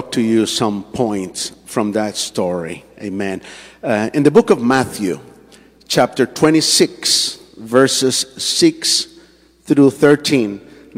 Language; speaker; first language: English; non-native, fluent; Spanish